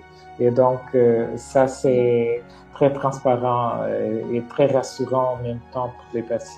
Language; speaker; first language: French; non-native, fluent; Portuguese